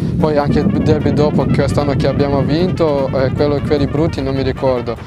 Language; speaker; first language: Italian; non-native, fluent; Serbian